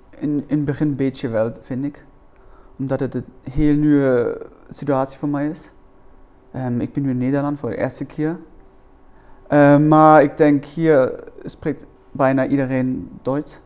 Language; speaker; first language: Dutch; non-native, learner; German